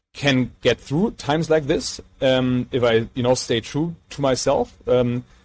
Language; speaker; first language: English; non-native, fluent; German